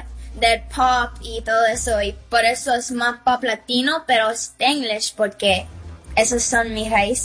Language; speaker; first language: Spanish; early bilingual, heritage; Spanish